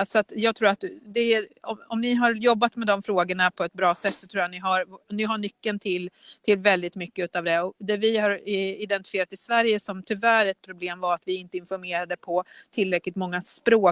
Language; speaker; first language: Swedish; native; Swedish